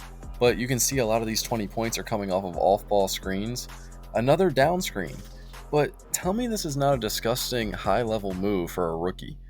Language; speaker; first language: English; native; English